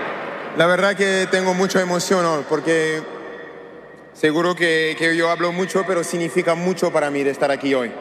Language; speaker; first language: Spanish; non-native, learner; French